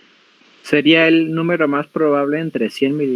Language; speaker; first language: Spanish; native; Spanish